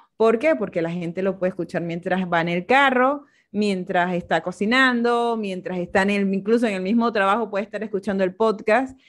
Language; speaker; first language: Spanish; native; Spanish